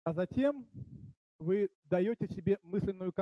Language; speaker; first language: Czech; non-native, learner; Russian